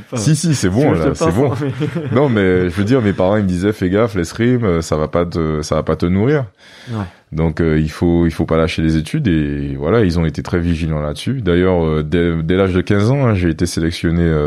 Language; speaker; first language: French; native; French